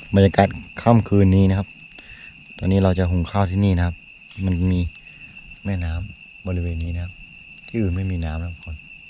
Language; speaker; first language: Thai; non-native, local second language; Karen languages